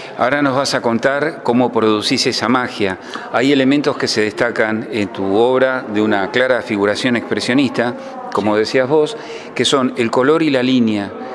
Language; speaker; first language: Spanish; native; Spanish